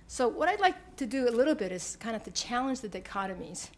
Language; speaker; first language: English; native; English